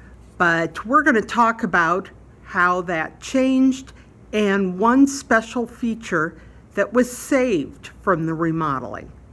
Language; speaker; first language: English; native; English